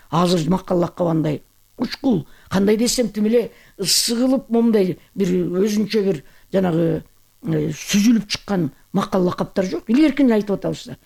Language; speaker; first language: Kyrgyz; native; Kyrgyz